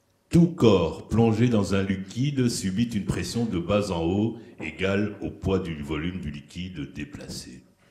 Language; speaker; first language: French; non-native, local second language; Lingala